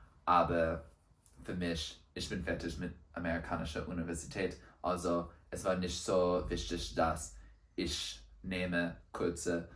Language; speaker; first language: German; non-native, learner; English